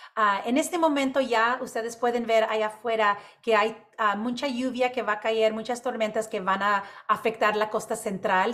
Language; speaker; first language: Spanish; non-native, local second language; English